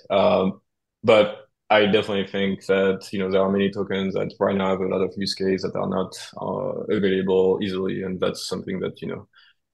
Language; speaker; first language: English; non-native, fluent; French